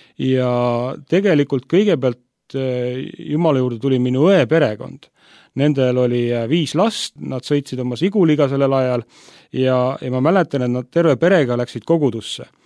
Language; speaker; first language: Estonian; native; Estonian